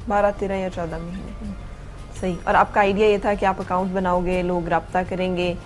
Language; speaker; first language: Urdu; native; Urdu